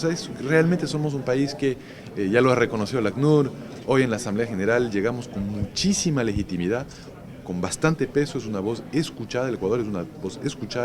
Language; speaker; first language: Spanish; native; Spanish